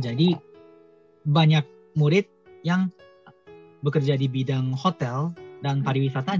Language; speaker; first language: Indonesian; non-native, fluent; Japanese